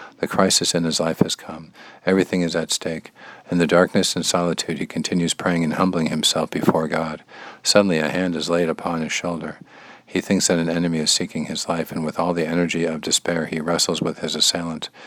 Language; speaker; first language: English; native; English